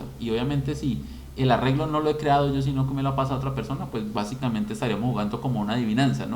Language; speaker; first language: Spanish; native; Spanish